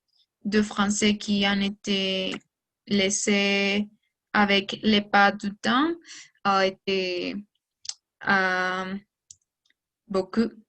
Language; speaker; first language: French; non-native, learner; Spanish